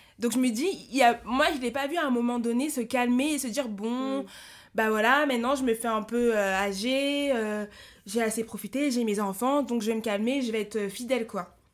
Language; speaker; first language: French; early bilingual, other home language; Lingala